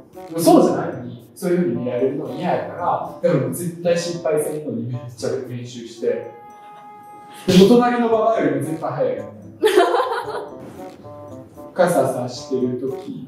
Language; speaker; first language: Japanese; early bilingual, other home language; Russian